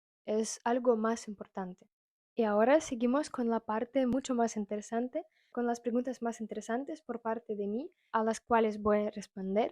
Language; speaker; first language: Spanish; non-native, fluent; Russian